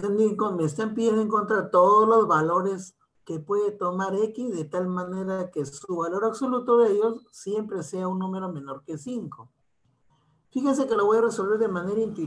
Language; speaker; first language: Spanish; native; Spanish